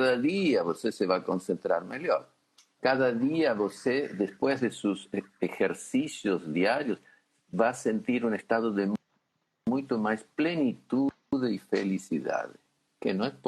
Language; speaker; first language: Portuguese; non-native, fluent; Spanish